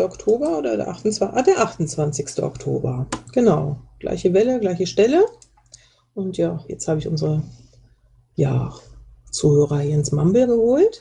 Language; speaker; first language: German; native; German